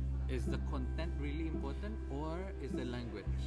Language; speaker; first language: English; non-native, local second language; Malay